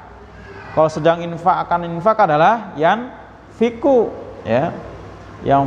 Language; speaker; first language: Indonesian; native; Indonesian